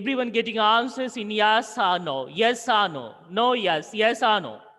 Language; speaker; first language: English; non-native, local second language; Hindi